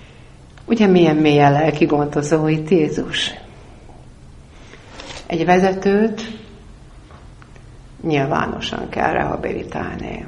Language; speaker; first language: Hungarian; native; Hungarian